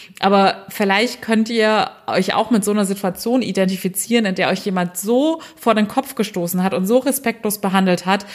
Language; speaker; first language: German; early bilingual, other home language; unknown